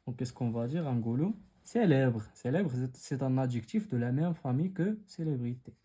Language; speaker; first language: French; non-native, local second language; Arabic